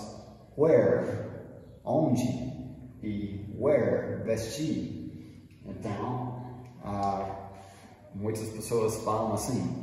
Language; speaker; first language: Portuguese; non-native, fluent; English